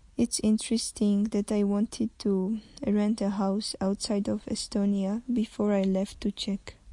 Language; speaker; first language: English; non-native, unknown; Czech